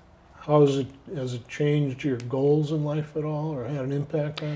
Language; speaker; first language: English; native; English